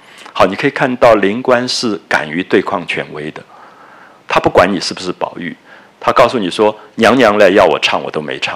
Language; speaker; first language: Chinese; native; Chinese